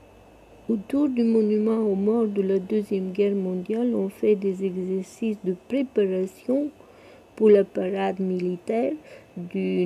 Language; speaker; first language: French; non-native, local second language; Russian